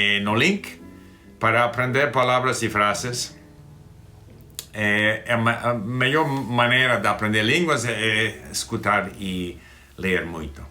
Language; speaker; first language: Portuguese; non-native, fluent; English